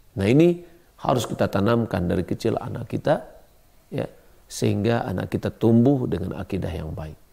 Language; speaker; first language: Malay; non-native, local second language; Minangkabau